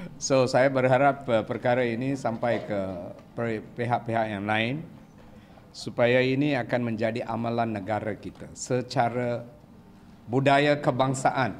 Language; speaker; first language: Malay; non-native, local second language; Tamil